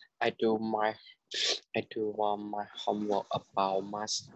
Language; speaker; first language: English; non-native, learner; Vietnamese